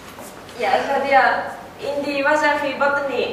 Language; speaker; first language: Arabic; non-native, learner; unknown